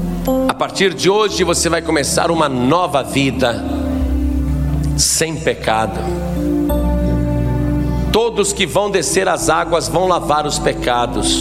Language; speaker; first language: Portuguese; native; Portuguese